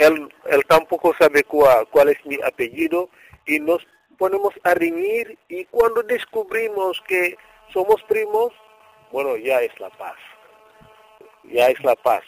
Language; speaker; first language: Spanish; non-native, fluent; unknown